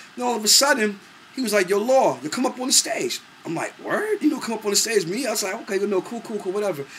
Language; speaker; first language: English; native; English